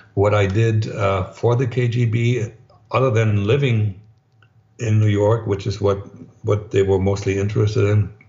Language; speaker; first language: English; non-native, fluent; German